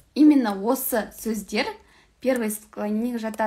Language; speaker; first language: Russian; non-native, local second language; Kazakh